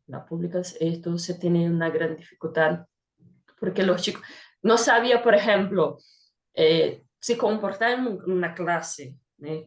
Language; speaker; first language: Spanish; non-native, fluent; Portuguese